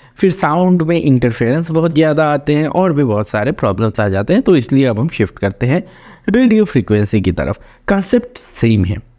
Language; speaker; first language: Hindi; native; Hindi